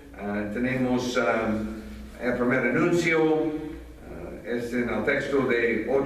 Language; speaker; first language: Spanish; non-native, fluent; English